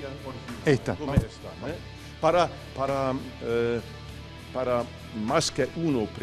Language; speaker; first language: Spanish; non-native, fluent; German